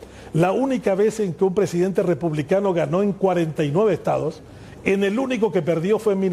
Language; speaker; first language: Spanish; native; Spanish